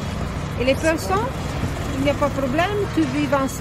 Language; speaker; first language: French; non-native, learner; Italian